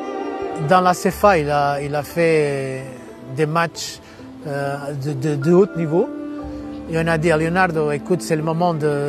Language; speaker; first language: French; non-native, fluent; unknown